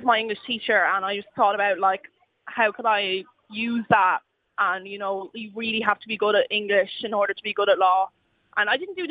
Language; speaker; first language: English; native; English